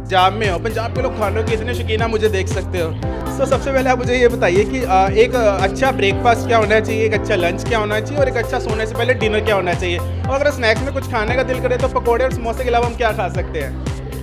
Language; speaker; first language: Hindi; non-native, local second language; Punjabi